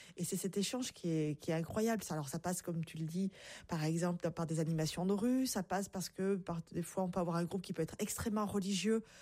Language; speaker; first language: French; native; French